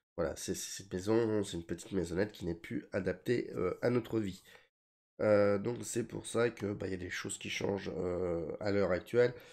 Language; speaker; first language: French; native; French